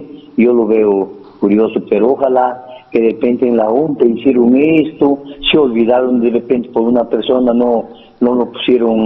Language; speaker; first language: Spanish; native; Spanish